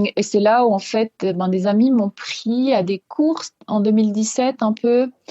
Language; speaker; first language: French; non-native, local second language; Swiss German